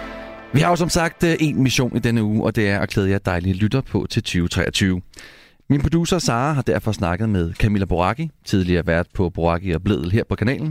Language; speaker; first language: Danish; native; Danish